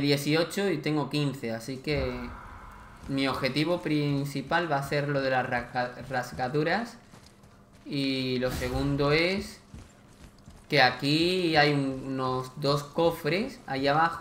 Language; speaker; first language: Spanish; native; Spanish